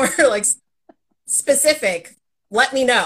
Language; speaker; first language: English; native; English